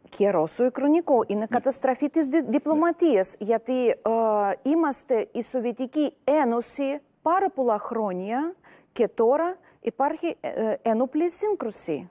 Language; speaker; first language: Greek; non-native, learner; Russian